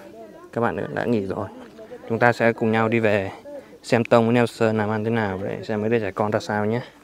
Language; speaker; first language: Vietnamese; native; Vietnamese